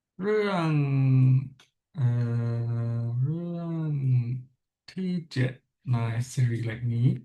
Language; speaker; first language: Thai; non-native, learner; English